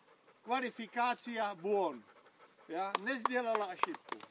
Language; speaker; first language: Russian; non-native, learner; Czech